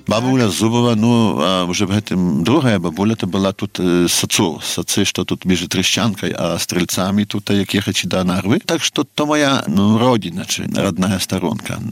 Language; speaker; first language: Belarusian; native; Belarusian